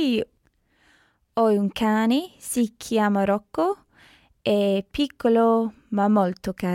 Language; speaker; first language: Italian; non-native, learner; English